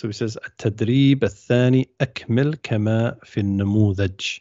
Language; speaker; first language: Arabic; non-native, fluent; English